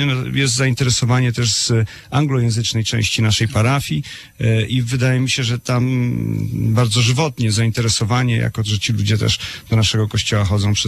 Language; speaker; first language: Polish; native; Polish